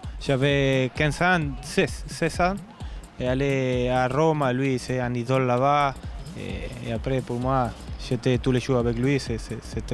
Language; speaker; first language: French; non-native, learner; Spanish